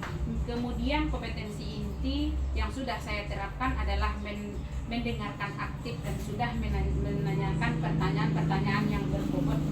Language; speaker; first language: Indonesian; native; Indonesian